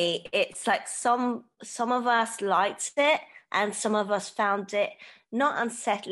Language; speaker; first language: English; native; English